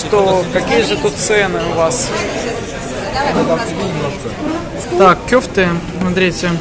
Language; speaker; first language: Russian; native; Russian